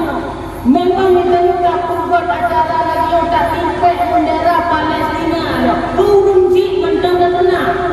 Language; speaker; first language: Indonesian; non-native, local second language; Achinese